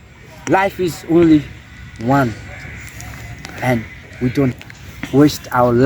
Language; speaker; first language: English; non-native, learner; Nepali